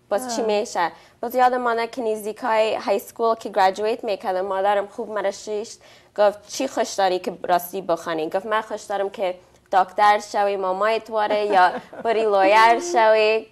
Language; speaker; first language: Persian; early bilingual, heritage; Persian